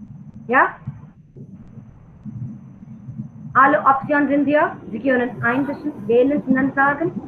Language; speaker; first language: German; non-native, learner; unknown